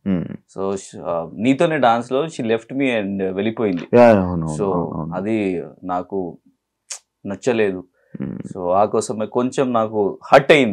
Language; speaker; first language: Telugu; non-native, learner; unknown